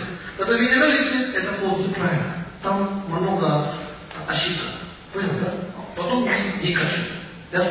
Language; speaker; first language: Russian; non-native, learner; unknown